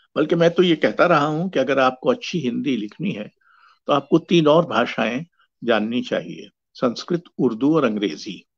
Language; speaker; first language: Hindi; native; Hindi